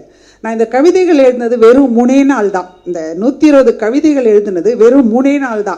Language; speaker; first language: Tamil; native; Tamil